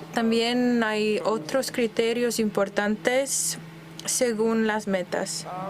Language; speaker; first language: Spanish; non-native, fluent; Dutch